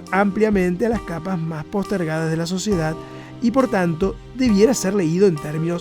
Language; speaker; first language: Spanish; native; Spanish